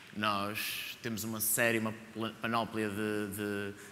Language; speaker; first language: Portuguese; native; Portuguese